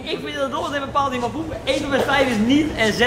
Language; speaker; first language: Dutch; native; Dutch